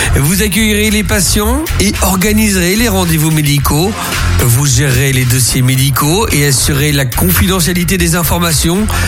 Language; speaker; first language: French; native; French